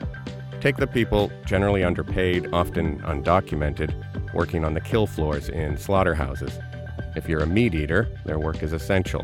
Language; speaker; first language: English; native; English